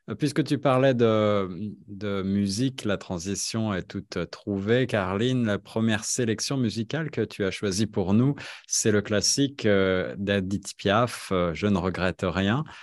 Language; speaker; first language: French; native; French